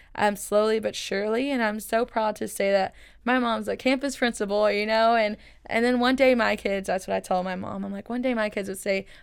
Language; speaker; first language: English; early bilingual, other home language; Spanish